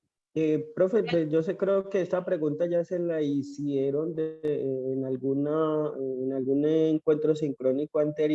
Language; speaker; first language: Spanish; native; Spanish